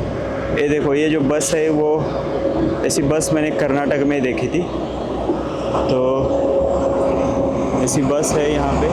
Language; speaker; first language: Hindi; non-native, local second language; Marathi